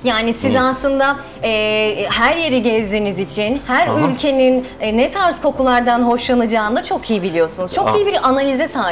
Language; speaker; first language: Turkish; native; Turkish